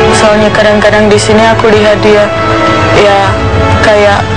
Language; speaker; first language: Indonesian; non-native, fluent; German